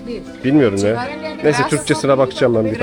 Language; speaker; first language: Turkish; native; Turkish